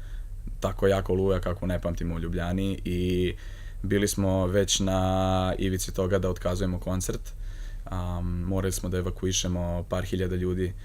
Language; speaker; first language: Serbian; non-native, fluent; Slovenian